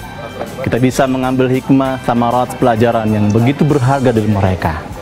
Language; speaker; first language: Indonesian; native; Indonesian